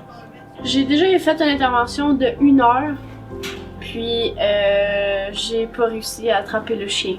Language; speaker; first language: French; native; French